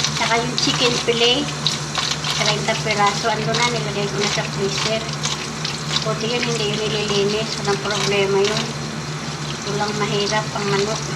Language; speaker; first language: Filipino; non-native, local second language; Cebuano